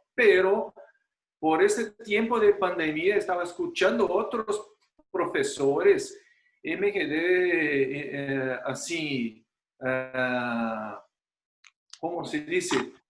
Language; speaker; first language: Spanish; non-native, fluent; Portuguese